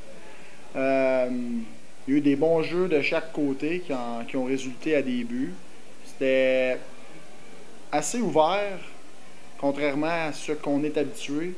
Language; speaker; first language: French; native; French